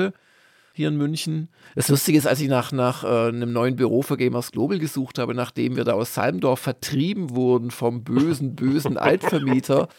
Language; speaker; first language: German; native; German